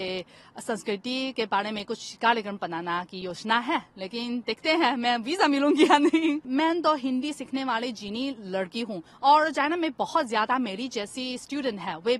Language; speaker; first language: Hindi; non-native, fluent; Chinese